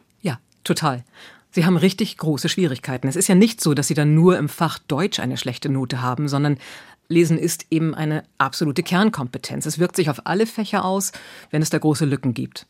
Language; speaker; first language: German; native; German